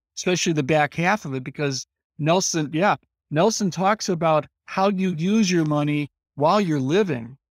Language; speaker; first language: English; native; English